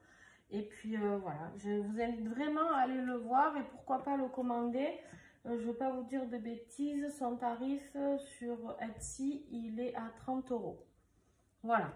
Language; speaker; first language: French; native; French